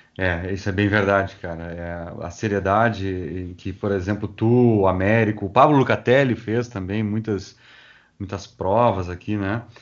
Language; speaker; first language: Portuguese; native; Portuguese